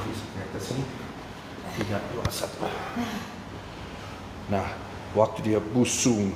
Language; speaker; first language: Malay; non-native, fluent; English